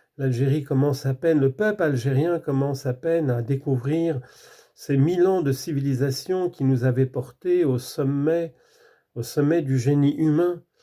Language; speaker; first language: French; native; French